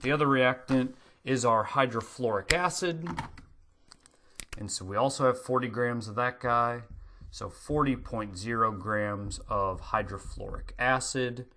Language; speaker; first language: English; native; English